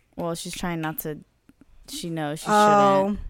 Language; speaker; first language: English; early bilingual, other home language; Spanish